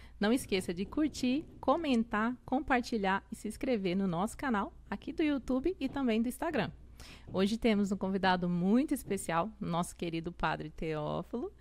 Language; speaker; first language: Portuguese; native; Portuguese